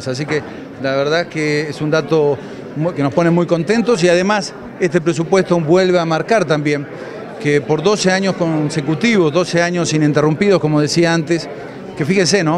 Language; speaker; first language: Spanish; native; Spanish